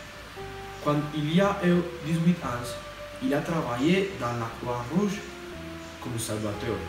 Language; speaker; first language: French; non-native, learner; Spanish